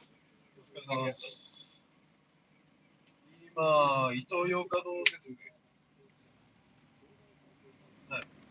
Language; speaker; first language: Japanese; native; Japanese